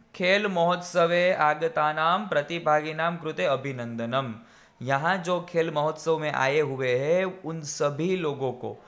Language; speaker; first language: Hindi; non-native, local second language; Gujarati